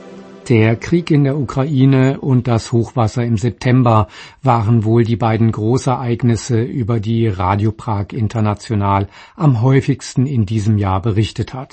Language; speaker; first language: German; native; German